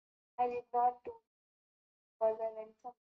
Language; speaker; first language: English; non-native, learner; Hindi